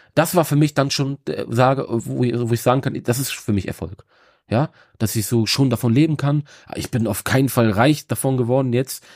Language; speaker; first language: German; native; German